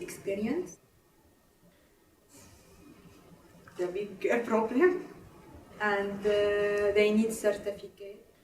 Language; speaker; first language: English; non-native, learner; Arabic